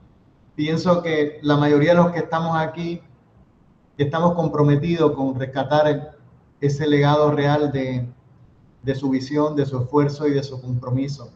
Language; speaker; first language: Spanish; native; Spanish